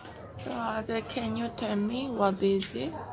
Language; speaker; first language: English; non-native, learner; Korean